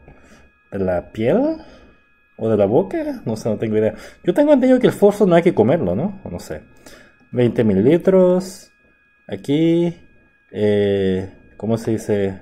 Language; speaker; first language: Spanish; non-native, fluent; Korean